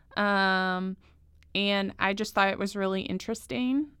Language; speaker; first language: English; native; English